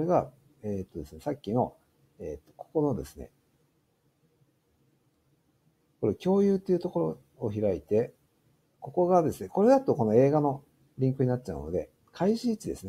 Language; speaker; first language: Japanese; native; Japanese